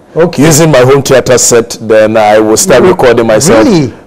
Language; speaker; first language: English; non-native, local second language; Akan